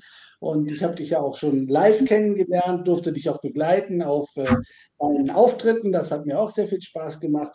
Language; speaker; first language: German; native; German